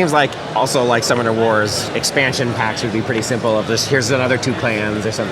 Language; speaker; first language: English; native; English